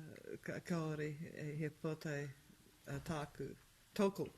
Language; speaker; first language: Māori; non-native, learner; English